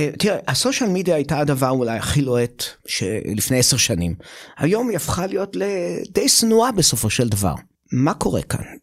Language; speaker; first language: Hebrew; native; Hebrew